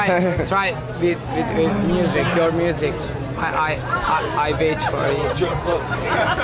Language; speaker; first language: English; non-native, learner; Hungarian